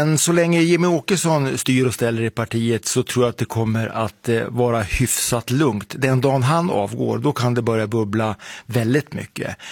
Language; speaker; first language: Swedish; native; Swedish